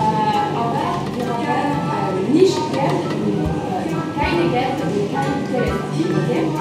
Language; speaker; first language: German; non-native, local second language; French